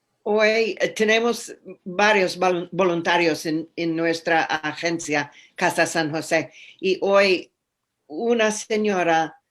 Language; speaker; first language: Spanish; non-native, fluent; English